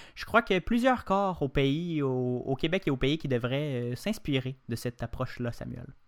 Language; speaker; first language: French; native; French